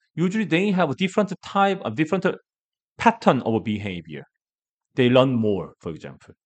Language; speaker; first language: English; non-native, learner; Korean